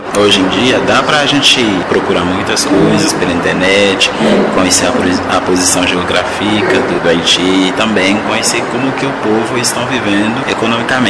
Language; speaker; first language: Portuguese; non-native, fluent; Haitian Creole